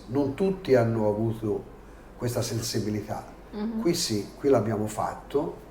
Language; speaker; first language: Italian; native; Italian